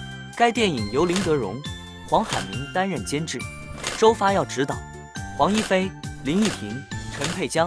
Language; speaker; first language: Chinese; native; Chinese